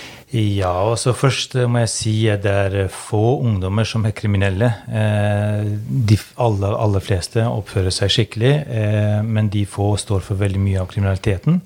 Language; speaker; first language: Norwegian; non-native, fluent; Albanian